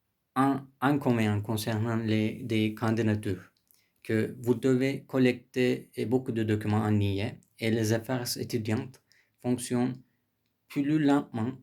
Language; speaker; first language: French; non-native, learner; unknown